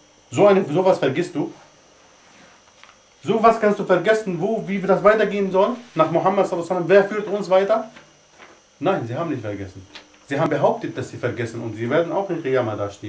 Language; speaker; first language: German; non-native, fluent; Arabic